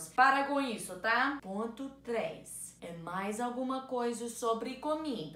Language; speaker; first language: Portuguese; non-native, learner; English